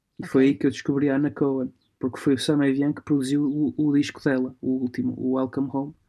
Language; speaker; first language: Portuguese; early bilingual, other home language; Romanian